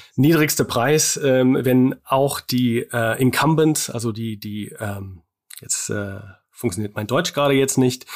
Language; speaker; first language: German; non-native, fluent; English